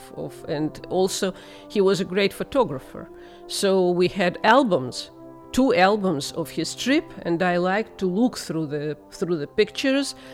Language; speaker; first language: English; non-native, fluent; Russian